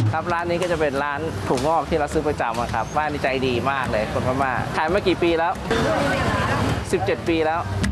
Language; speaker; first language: Thai; early bilingual, other home language; Chinese